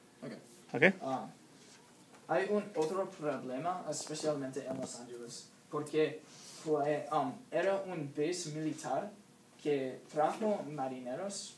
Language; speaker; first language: Spanish; non-native, learner; English